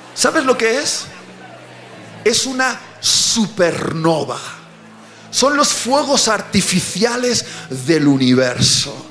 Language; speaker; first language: Spanish; native; Spanish